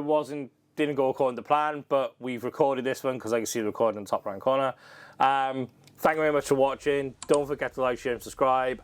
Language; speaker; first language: English; native; English